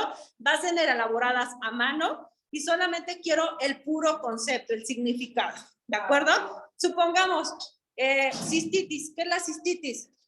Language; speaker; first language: Spanish; native; Spanish